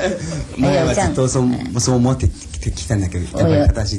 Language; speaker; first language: Japanese; non-native, fluent; Chinese